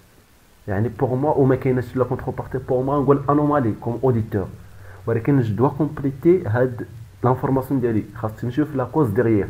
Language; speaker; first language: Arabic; native; Arabic